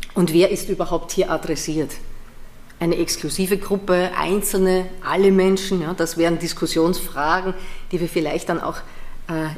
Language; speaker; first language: German; native; German